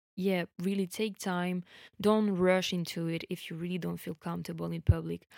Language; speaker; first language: English; non-native, fluent; French